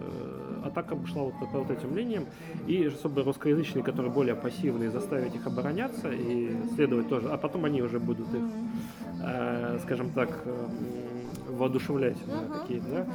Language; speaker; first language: Russian; native; Russian